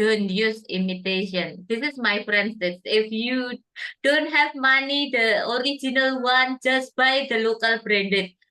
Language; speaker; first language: English; non-native, fluent; Indonesian